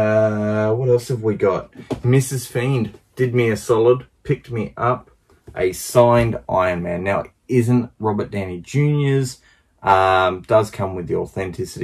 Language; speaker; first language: English; native; English